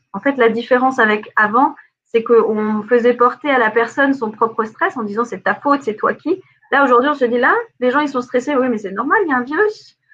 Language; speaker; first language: French; native; French